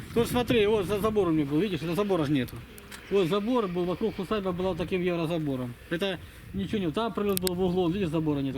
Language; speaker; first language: Russian; native; Russian